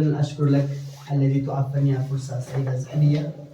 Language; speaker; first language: Arabic; non-native, learner; Hindi